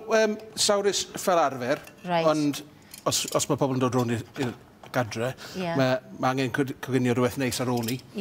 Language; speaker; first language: Welsh; native; Welsh